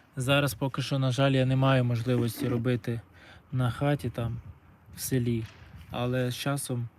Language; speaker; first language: Ukrainian; native; Ukrainian